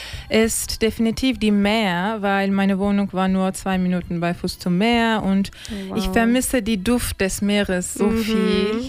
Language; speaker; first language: German; non-native, learner; Turkish